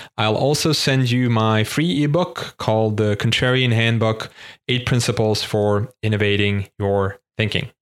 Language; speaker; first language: English; non-native, fluent; Turkish